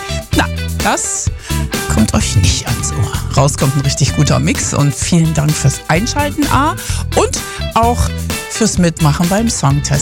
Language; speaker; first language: German; native; German